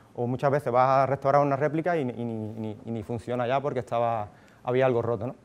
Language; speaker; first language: Spanish; native; Spanish